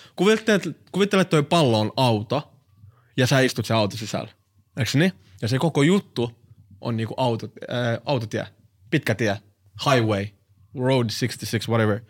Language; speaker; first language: Finnish; early bilingual, other home language; Arabic